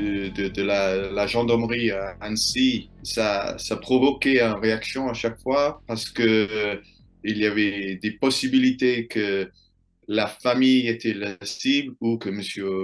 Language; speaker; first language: French; non-native, fluent; English